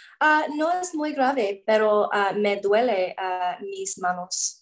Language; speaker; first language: Spanish; non-native, learner; English